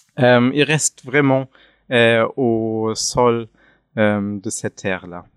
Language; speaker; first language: French; non-native, fluent; German